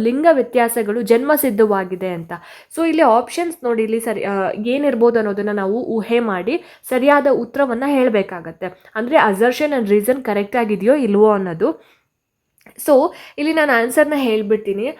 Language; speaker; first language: Kannada; native; Kannada